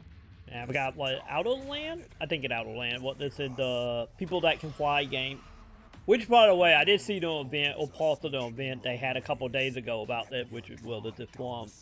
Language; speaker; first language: English; native; English